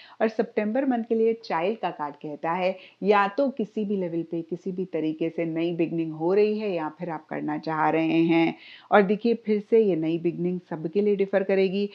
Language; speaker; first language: Hindi; native; Hindi